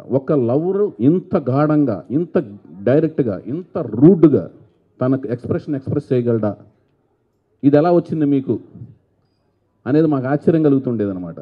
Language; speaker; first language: Telugu; native; Telugu